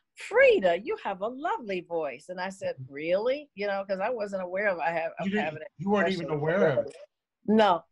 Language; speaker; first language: English; native; English